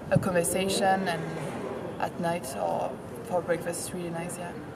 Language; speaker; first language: English; non-native, fluent; French